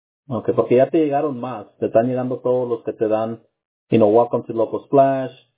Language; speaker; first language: Spanish; early bilingual, heritage; Spanish